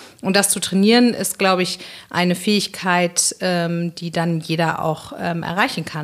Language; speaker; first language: German; native; German